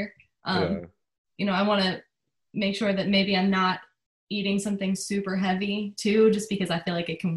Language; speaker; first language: English; native; English